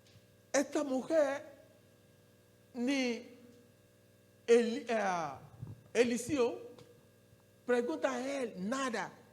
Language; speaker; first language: Spanish; non-native, learner; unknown